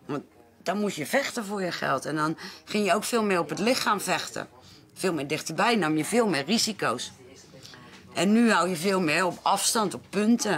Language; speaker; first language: Dutch; native; Dutch